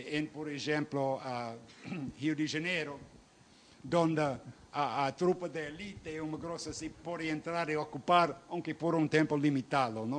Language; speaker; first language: Portuguese; non-native, fluent; Spanish